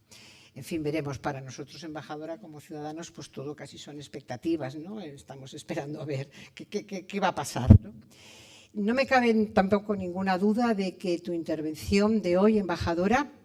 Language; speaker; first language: Spanish; native; Spanish